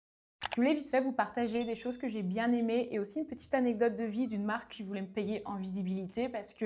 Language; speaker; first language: French; native; French